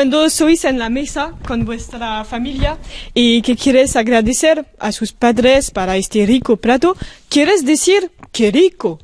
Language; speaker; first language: Spanish; non-native, learner; French